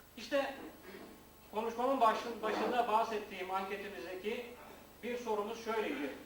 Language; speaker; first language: Turkish; native; Turkish